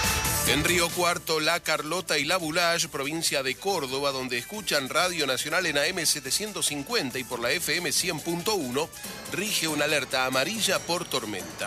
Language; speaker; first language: Spanish; native; Spanish